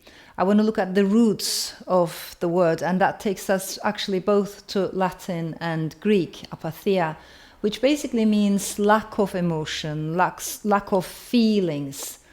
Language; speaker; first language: English; non-native, fluent; Turkish